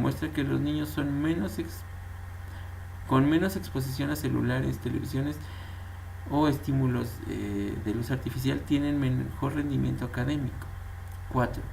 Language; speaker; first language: Spanish; native; Spanish